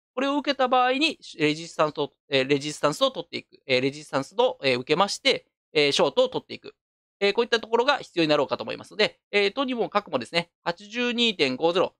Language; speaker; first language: Japanese; native; Japanese